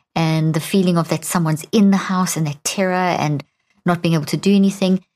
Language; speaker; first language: English; native; English